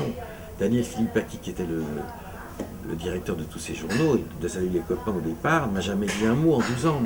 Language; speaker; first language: French; native; French